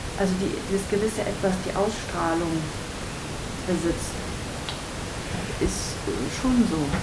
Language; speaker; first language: German; native; German